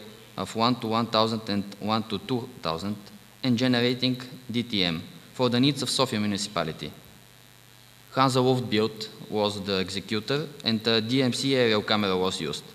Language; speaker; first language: English; non-native, fluent; Bulgarian